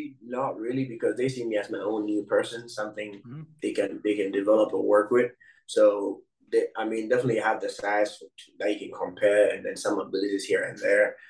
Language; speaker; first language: English; non-native, local second language; Akan